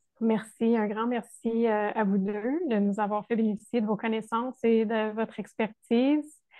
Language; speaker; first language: French; native; French